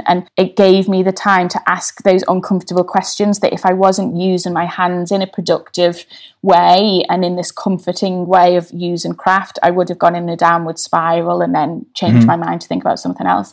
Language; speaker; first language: English; native; English